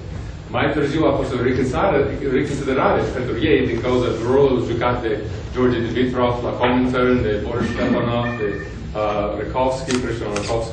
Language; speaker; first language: Romanian; non-native, fluent; English